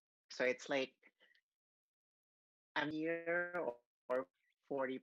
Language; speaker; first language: English; non-native, local second language; Cebuano